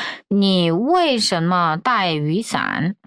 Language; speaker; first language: Chinese; non-native, fluent; Korean